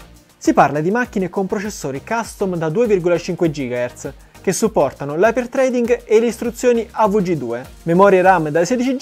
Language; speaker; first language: Italian; native; Italian